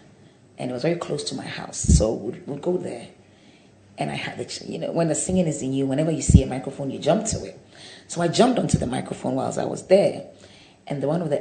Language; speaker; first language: English; non-native, local second language; Akan